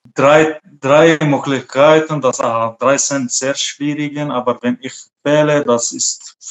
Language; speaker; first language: German; non-native, fluent; Arabic